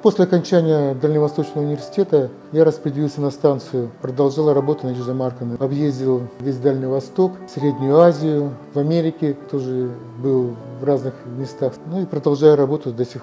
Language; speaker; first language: Russian; native; Russian